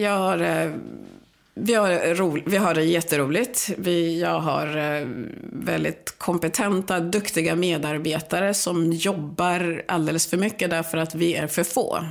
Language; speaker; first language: Swedish; early bilingual, other home language; Swahili